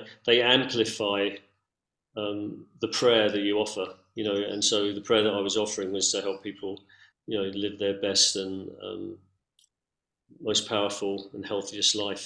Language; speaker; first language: English; native; English